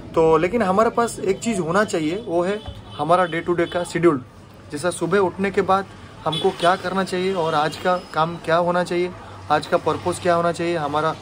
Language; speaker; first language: Hindi; non-native, local second language; Odia